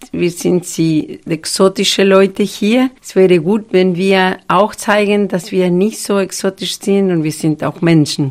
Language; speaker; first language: German; non-native, fluent; Spanish